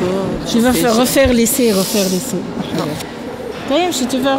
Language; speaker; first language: French; native; French